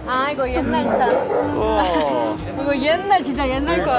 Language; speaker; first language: Korean; non-native, learner; Spanish